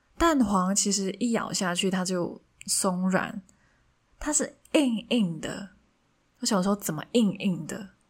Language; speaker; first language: Chinese; non-native, local second language; Cantonese